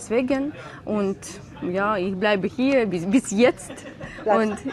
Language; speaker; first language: German; non-native, learner; Ukrainian